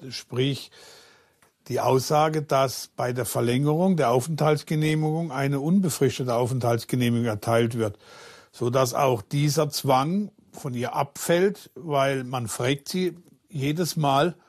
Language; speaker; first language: German; native; German